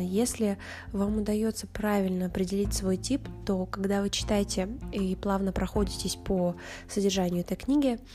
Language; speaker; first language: Russian; native; Russian